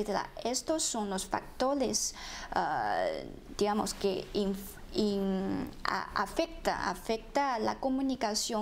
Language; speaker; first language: Spanish; non-native, fluent; Chinese